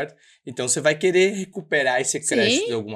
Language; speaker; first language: Portuguese; native; Portuguese